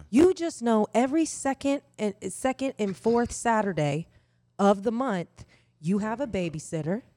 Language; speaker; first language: English; native; English